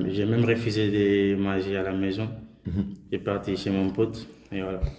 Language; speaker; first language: French; non-native, local second language; Soninke